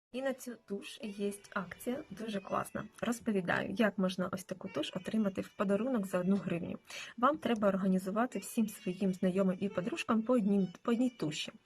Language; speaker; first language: Ukrainian; native; Ukrainian